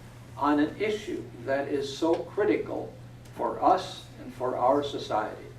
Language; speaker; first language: English; native; English